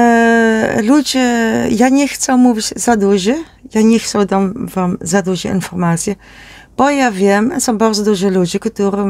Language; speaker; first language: Polish; non-native, learner; Dutch